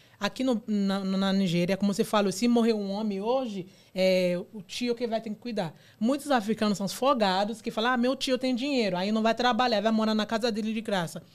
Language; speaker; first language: Portuguese; non-native, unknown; Yoruba